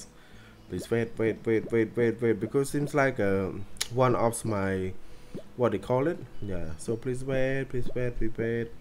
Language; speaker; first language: English; non-native, learner; Khmer